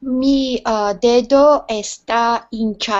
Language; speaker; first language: Spanish; non-native, learner; English